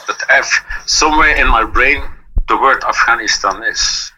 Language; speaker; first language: English; non-native, fluent; Dutch